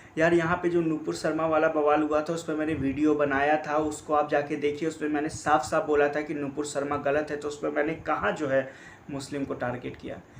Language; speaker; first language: Hindi; native; Hindi